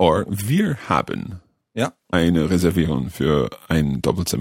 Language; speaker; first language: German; non-native, learner; English